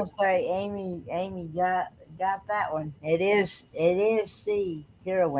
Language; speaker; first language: English; native; English